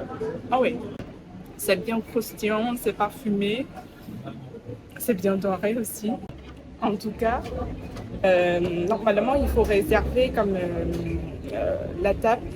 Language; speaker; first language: French; non-native, learner; Vietnamese